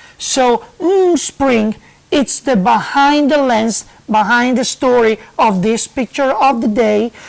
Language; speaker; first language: English; non-native, fluent; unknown